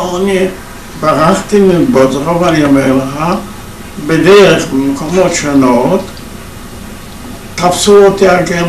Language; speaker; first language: Hebrew; non-native, fluent; Yiddish